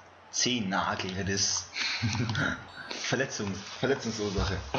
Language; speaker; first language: German; native; German